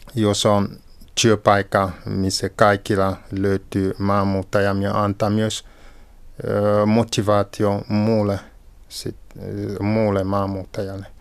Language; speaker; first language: Finnish; non-native, fluent; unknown